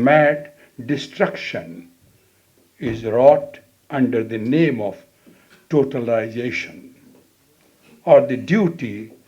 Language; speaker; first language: English; non-native, local second language; Hindi